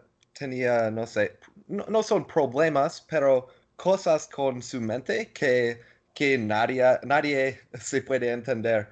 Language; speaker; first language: Spanish; non-native, learner; English